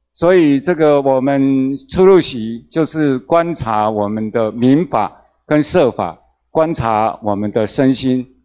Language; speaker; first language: Chinese; native; Chinese